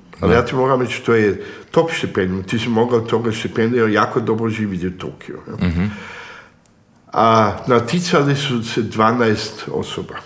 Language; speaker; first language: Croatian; early bilingual, heritage; Croatian